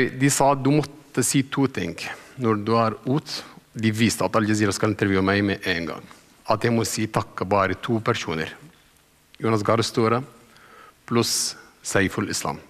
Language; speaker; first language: Norwegian; non-native, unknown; Arabic